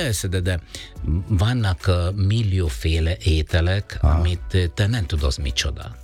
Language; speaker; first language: Hungarian; non-native, fluent; Italian